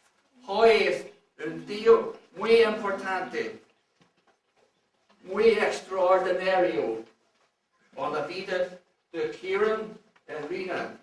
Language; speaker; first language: Spanish; non-native, learner; English